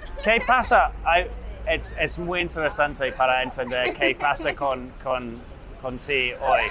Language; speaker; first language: Spanish; non-native, learner; English